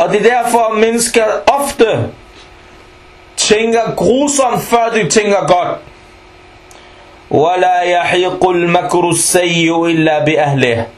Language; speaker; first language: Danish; early bilingual, other home language; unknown